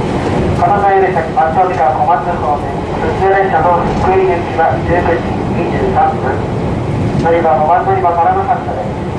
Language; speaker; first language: Japanese; native; Japanese